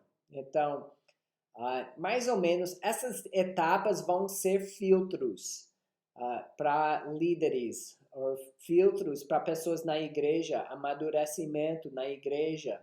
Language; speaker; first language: Portuguese; non-native, fluent; English